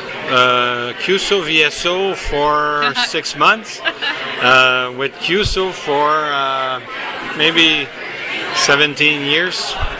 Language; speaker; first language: English; non-native, fluent; French